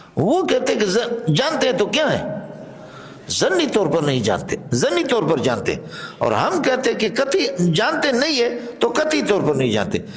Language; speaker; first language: Urdu; non-native, local second language; Baluchi